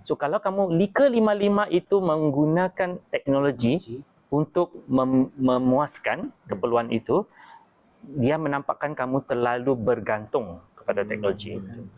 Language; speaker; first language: Malay; native; Malay